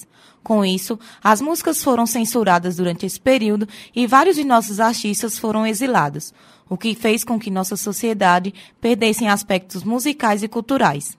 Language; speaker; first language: Portuguese; native; Portuguese